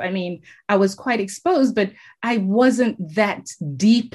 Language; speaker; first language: English; non-native, local second language; Shona